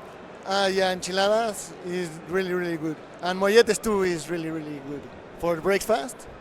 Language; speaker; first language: English; non-native, learner; Spanish